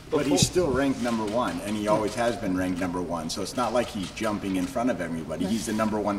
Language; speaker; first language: English; non-native, fluent; Portuguese